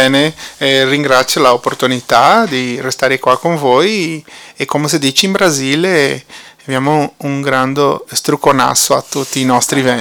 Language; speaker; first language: Italian; non-native, fluent; Portuguese